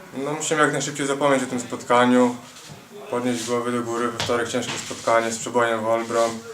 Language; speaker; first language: Polish; native; Polish